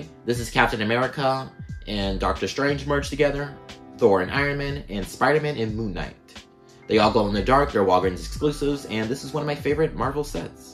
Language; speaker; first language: English; native; English